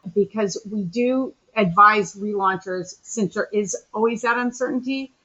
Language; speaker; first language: English; native; English